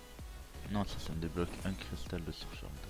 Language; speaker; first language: French; native; French